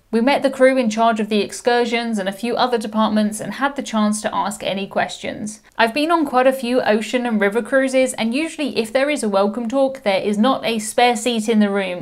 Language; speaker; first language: English; native; English